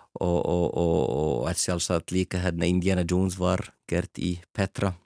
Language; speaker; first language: Icelandic; non-native, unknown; Arabic